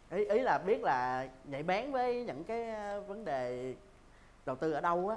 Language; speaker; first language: Vietnamese; native; Vietnamese